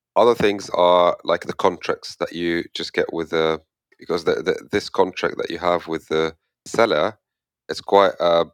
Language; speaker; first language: English; non-native, fluent; Arabic